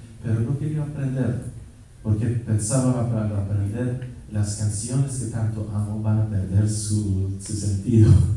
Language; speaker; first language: Spanish; non-native, fluent; Persian